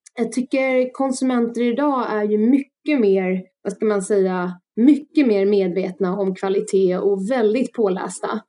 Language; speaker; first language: Swedish; early bilingual, other home language; Russian